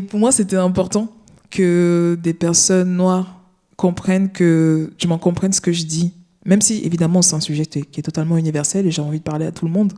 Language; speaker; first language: French; native; French